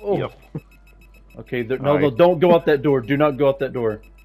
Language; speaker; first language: English; native; English